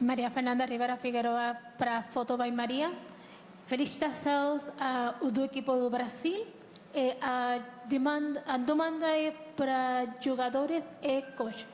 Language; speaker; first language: Portuguese; non-native, learner; Spanish